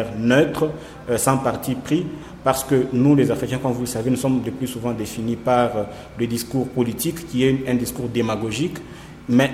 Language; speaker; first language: French; non-native, local second language; Swahili